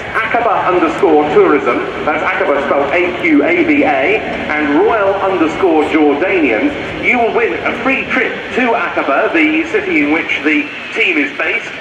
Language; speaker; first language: English; native; English